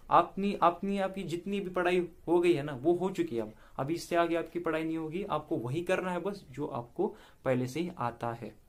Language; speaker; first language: Hindi; non-native, local second language; Marathi